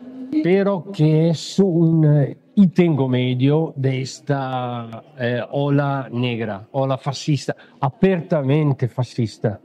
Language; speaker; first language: Spanish; non-native, learner; Italian